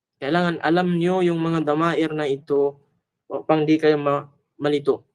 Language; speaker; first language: Filipino; native; Filipino